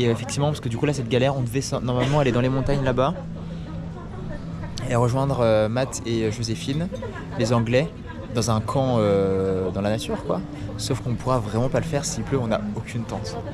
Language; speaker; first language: French; native; French